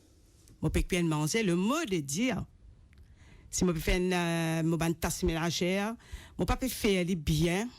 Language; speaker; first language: French; non-native, local second language; Morisyen